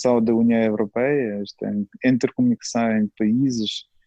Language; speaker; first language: Portuguese; non-native, fluent; Ukrainian